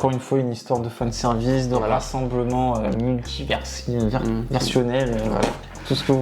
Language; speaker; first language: French; native; French